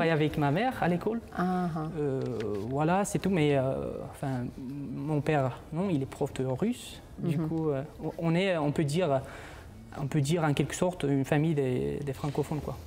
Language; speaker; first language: French; non-native, fluent; Uzbek